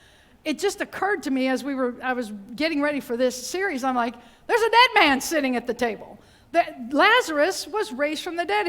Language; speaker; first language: English; native; English